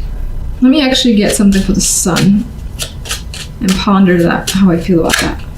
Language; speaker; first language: English; native; English